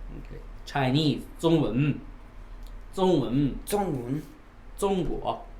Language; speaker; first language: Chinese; non-native, learner; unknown